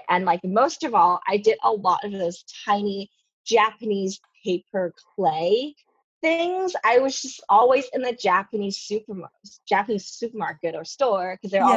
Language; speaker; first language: English; non-native, local second language; Cantonese